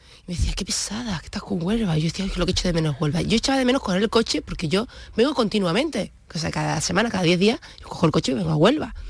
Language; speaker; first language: Spanish; native; Spanish